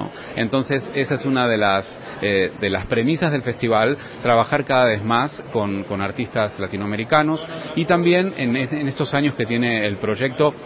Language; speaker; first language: Spanish; native; Spanish